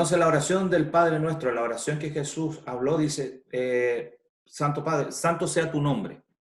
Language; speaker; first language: Spanish; native; Spanish